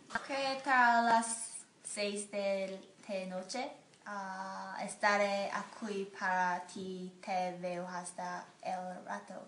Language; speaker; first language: Spanish; non-native, learner; English